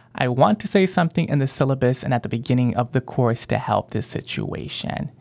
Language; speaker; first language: English; native; English